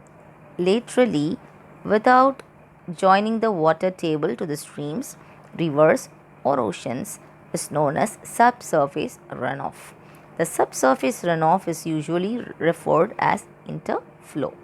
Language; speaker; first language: English; non-native, local second language; Tamil